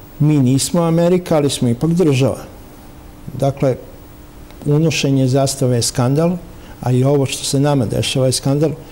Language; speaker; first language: Serbian; native; Serbian